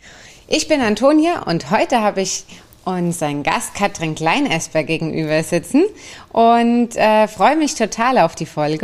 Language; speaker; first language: German; native; German